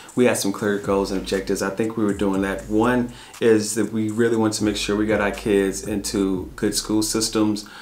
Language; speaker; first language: English; native; English